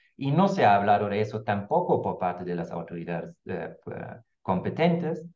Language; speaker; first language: Spanish; non-native, fluent; German